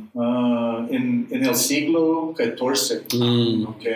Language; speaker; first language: Spanish; non-native, learner; English